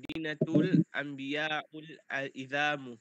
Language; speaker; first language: Arabic; non-native, learner; Filipino